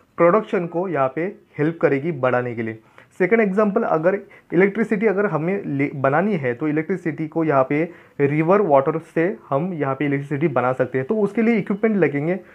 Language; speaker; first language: Hindi; non-native, local second language; Marathi